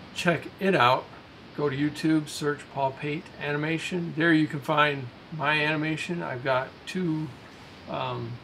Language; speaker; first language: English; native; English